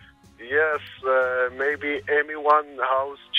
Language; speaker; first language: English; non-native, learner; Armenian